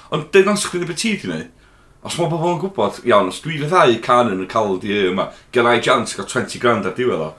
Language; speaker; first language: Welsh; native; Welsh